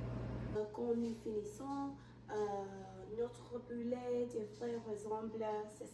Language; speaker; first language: French; non-native, learner; English